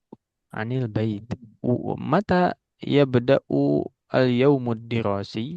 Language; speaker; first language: Arabic; non-native, fluent; Indonesian